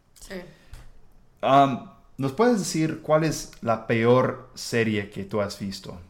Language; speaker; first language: Spanish; non-native, fluent; English